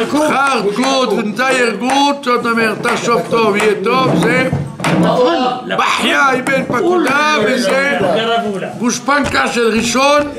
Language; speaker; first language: Hebrew; non-native, fluent; French